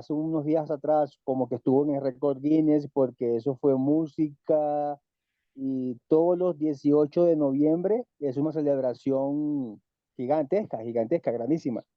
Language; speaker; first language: Spanish; native; Spanish